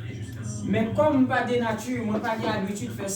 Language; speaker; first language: French; non-native, local second language; Haitian Creole